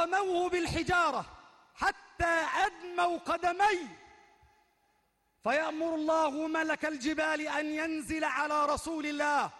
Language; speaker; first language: Arabic; native; Arabic